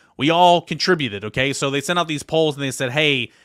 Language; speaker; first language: English; native; English